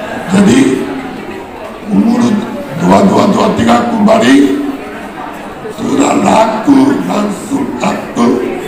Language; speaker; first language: Indonesian; non-native, fluent; Japanese